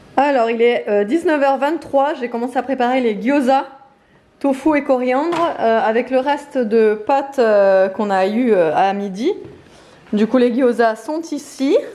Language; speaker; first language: French; native; French